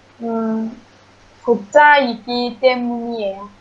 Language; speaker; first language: Korean; non-native, learner; Chinese